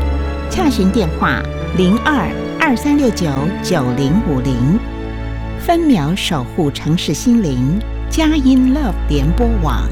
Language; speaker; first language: Chinese; native; Chinese